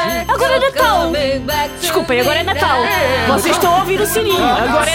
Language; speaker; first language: Portuguese; native; Portuguese